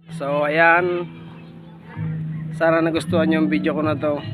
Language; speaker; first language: Filipino; native; Filipino